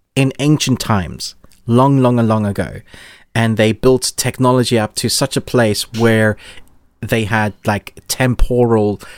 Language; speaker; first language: English; native; English